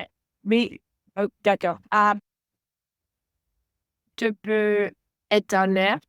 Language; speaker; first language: French; non-native, learner; Spanish